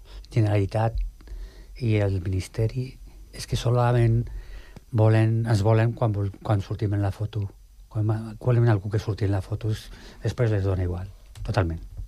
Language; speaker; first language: Catalan; non-native, local second language; Spanish